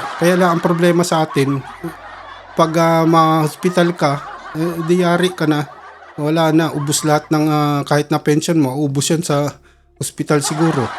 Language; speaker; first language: Filipino; early bilingual, heritage; Filipino